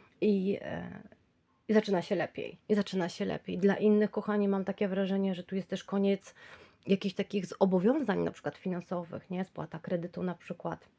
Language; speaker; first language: Polish; native; Polish